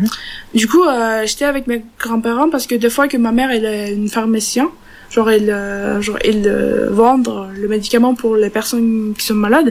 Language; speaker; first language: French; non-native, learner; Turkish